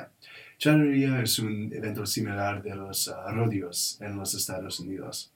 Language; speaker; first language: Spanish; non-native, learner; English